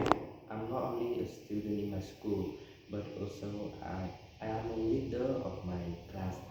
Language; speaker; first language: English; non-native, learner; Vietnamese